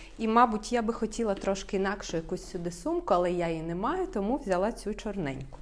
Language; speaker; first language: Ukrainian; non-native, local second language; Russian